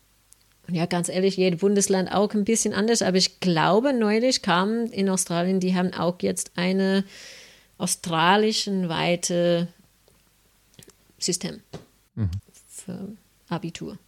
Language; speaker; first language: German; non-native, fluent; English